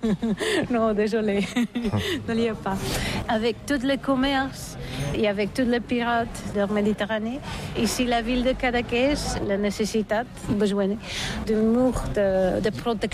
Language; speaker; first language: French; non-native, learner; Catalan